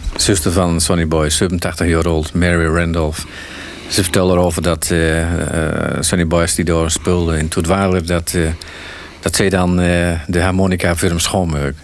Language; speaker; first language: Dutch; native; Dutch